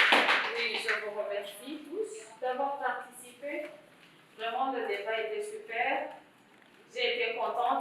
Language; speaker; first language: French; non-native, local second language; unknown